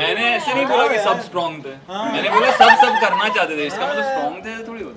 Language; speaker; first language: Hindi; native; Hindi